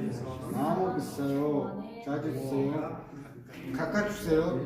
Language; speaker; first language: Korean; non-native, learner; Mongolian